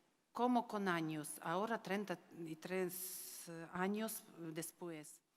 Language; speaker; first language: Spanish; non-native, learner; Ukrainian